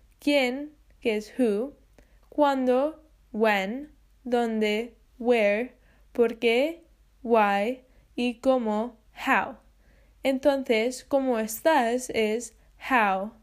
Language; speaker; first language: Spanish; non-native, fluent; English